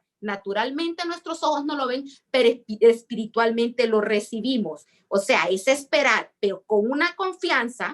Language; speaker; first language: Spanish; native; Spanish